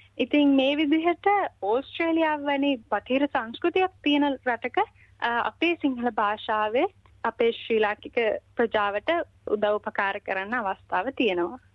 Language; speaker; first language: Sinhala; native; Sinhala